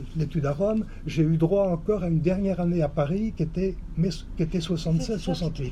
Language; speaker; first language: French; native; French